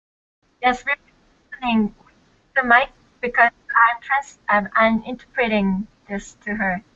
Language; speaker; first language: English; non-native, learner; Korean